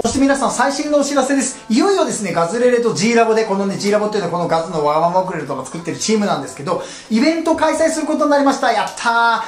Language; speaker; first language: Japanese; native; Japanese